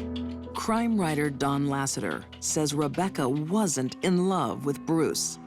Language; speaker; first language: English; native; English